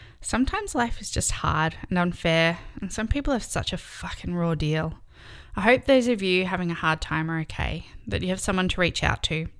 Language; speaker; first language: English; native; English